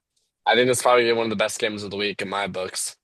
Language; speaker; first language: English; native; English